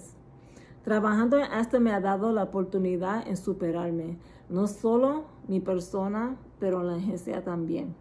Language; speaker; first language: Spanish; early bilingual, heritage; Spanish